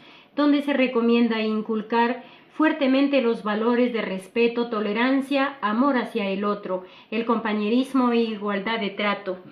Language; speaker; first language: Spanish; native; Spanish